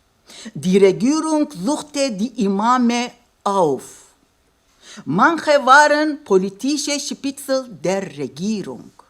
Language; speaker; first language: German; non-native, fluent; Kurdish